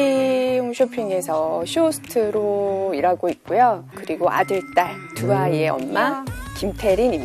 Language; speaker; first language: Korean; native; Korean